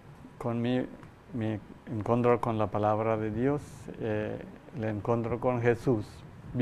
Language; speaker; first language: Spanish; non-native, learner; Malayalam